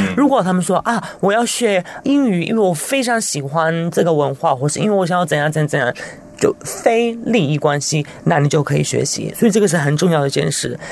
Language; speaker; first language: Chinese; non-native, fluent; Italian